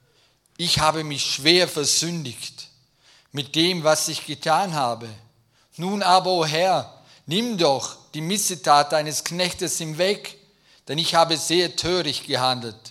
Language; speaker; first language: German; native; German